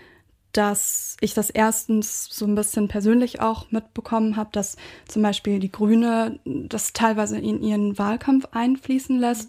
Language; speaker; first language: German; native; German